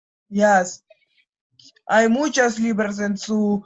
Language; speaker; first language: Spanish; non-native, learner; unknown